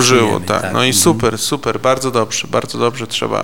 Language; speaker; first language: Polish; native; Polish